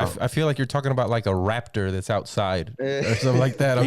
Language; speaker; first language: English; native; English